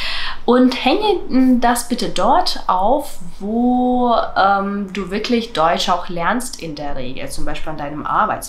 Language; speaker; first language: German; non-native, fluent; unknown